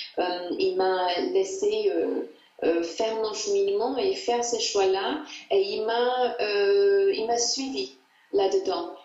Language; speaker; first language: French; non-native, fluent; English